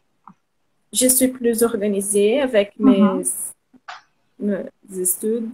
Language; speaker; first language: French; non-native, learner; Portuguese